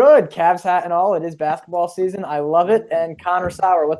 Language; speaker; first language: English; native; English